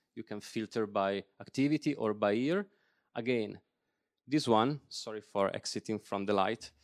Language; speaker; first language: English; non-native, fluent; Italian